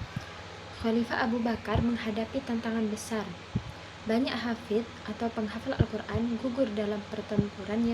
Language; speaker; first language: Indonesian; non-native, local second language; Madurese